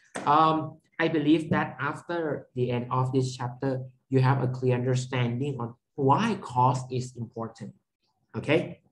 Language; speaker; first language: English; non-native, fluent; Thai